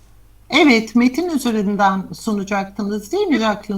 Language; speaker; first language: Turkish; native; Turkish